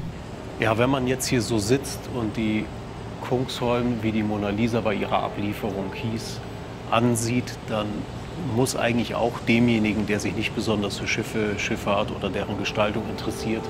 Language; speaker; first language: German; native; German